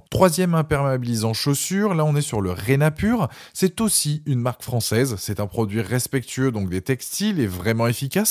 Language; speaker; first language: French; native; French